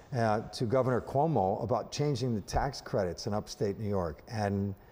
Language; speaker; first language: English; native; English